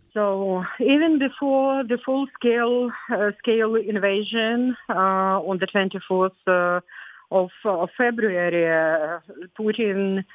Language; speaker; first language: English; non-native, fluent; Ukrainian